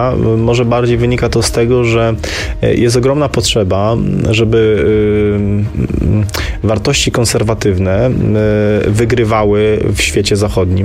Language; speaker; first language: Polish; native; Polish